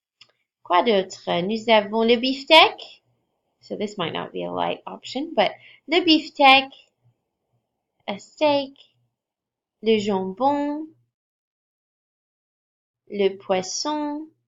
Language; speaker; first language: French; non-native, fluent; English